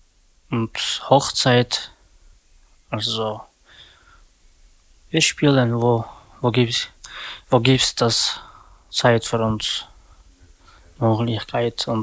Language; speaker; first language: German; non-native, learner; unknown